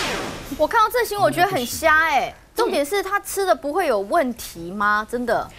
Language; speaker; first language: Chinese; native; Chinese